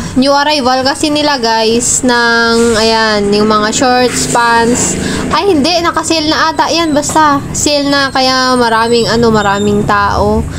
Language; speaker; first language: Filipino; non-native, local second language; Iloko